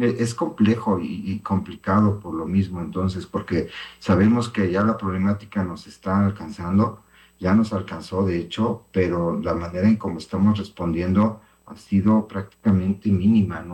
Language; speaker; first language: Spanish; native; Spanish